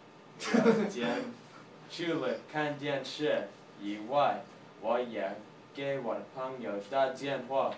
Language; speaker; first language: Chinese; non-native, learner; English